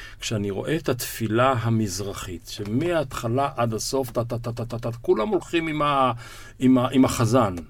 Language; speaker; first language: Hebrew; native; Hebrew